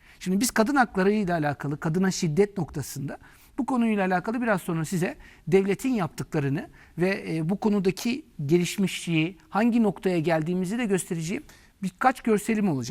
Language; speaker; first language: Turkish; native; Turkish